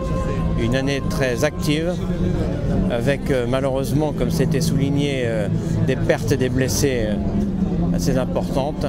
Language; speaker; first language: French; native; French